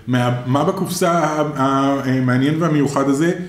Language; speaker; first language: Hebrew; native; Hebrew